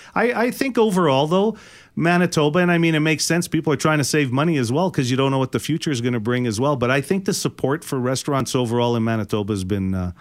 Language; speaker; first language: English; native; English